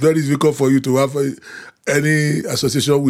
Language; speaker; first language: English; non-native, local second language; Yoruba